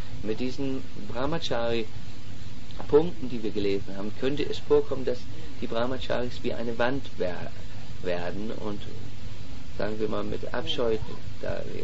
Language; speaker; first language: German; native; German